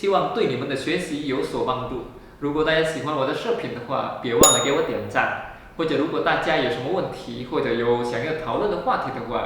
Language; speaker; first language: Chinese; non-native, fluent; Indonesian